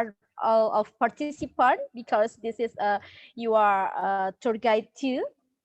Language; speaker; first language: English; non-native, learner; Indonesian